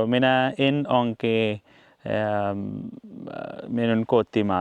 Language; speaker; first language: Finnish; non-native, learner; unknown